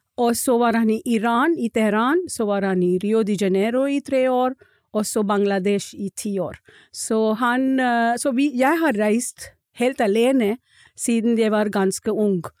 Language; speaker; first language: Norwegian; non-native, fluent; Marathi